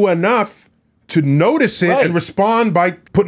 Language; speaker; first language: English; native; English